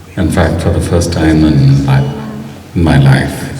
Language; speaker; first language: English; non-native, local second language; Malayalam